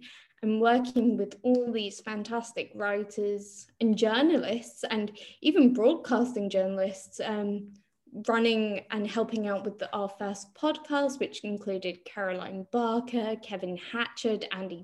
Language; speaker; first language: English; native; English